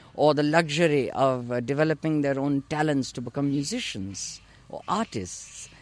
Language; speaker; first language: English; non-native, local second language; Urdu